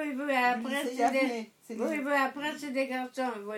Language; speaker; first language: French; non-native, fluent; Yiddish